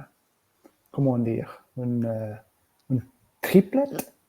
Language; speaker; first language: French; non-native, learner; English